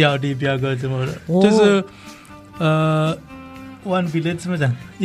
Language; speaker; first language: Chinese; non-native, learner; Balinese